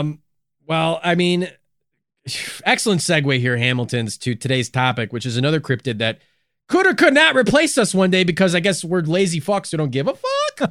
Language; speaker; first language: English; native; English